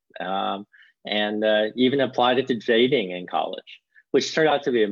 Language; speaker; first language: English; early bilingual, other home language; Korean